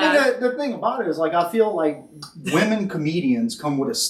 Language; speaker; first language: English; native; English